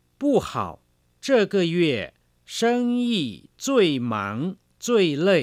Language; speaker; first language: Chinese; non-native, fluent; Thai